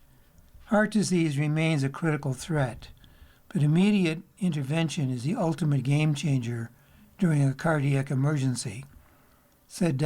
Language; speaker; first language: English; native; English